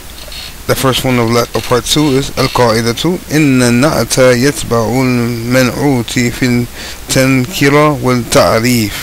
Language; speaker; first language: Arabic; non-native, fluent; English